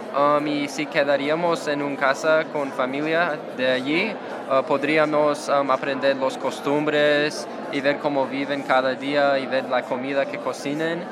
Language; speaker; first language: Spanish; non-native, learner; English